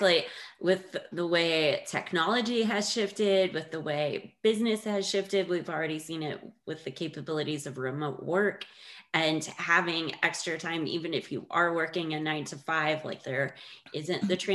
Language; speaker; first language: English; native; English